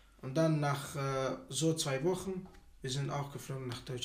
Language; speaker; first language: German; non-native, learner; Arabic